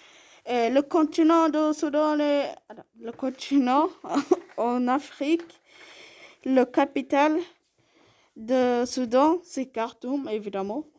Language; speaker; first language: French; non-native, learner; Arabic